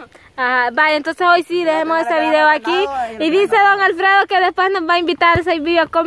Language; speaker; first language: Spanish; native; Spanish